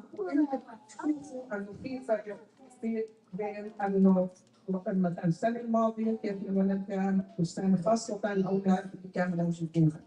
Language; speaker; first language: Arabic; native; Arabic